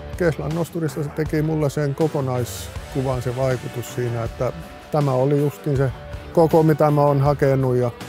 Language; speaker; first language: Finnish; non-native, local second language; Swedish